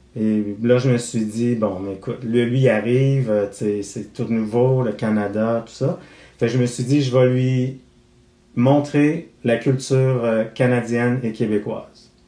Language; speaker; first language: French; native; French